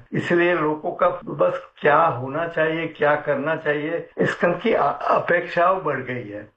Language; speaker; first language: Hindi; non-native, local second language; Gujarati